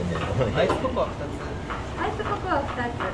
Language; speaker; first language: Japanese; native; Japanese